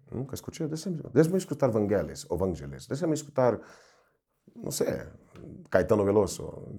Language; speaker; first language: Spanish; non-native, fluent; Portuguese